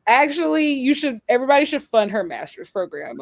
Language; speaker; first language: English; native; English